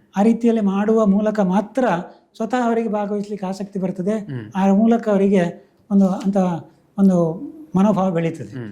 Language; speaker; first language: Kannada; native; Kannada